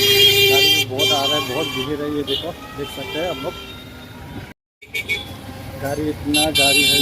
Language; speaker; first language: Hindi; non-native, local second language; Bodo